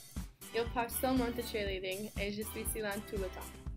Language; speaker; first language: French; non-native, learner; English